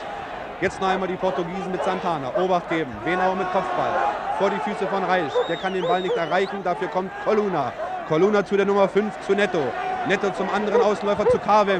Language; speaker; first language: German; native; German